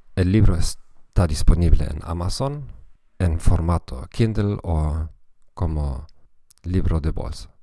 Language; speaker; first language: Spanish; non-native, fluent; German